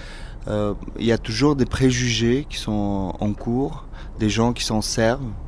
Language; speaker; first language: French; non-native, fluent; Bulgarian